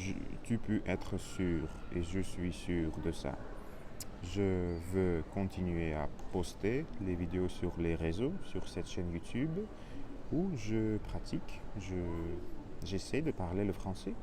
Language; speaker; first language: French; non-native, learner; Russian